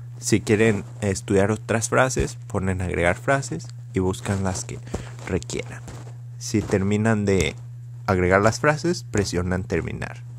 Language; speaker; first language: Spanish; native; Spanish